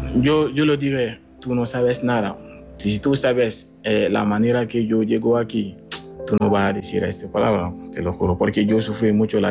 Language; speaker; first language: Spanish; non-native, learner; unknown